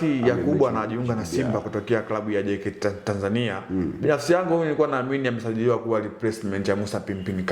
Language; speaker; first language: Swahili; native; Swahili